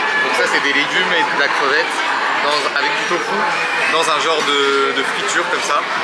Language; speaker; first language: French; native; French